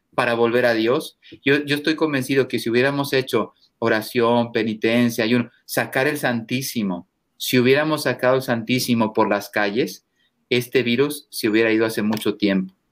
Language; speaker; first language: Spanish; native; Spanish